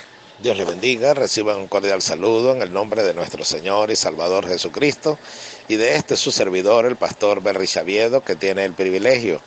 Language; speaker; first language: Spanish; native; Spanish